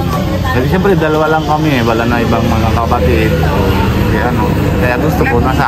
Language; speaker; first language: Filipino; non-native, learner; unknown